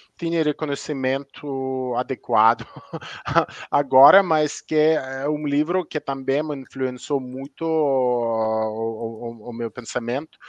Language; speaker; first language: Portuguese; non-native, fluent; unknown